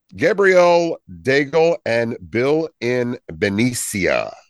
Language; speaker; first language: English; native; English